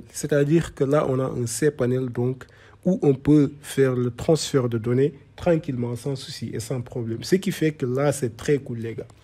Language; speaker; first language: French; non-native, local second language; Wolof